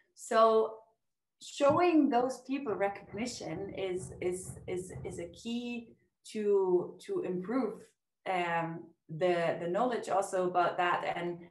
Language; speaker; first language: English; non-native, fluent; German